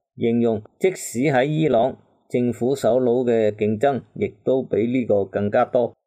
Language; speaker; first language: Cantonese; native; Cantonese